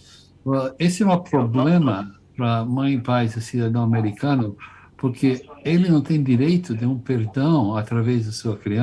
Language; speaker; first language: Portuguese; non-native, fluent; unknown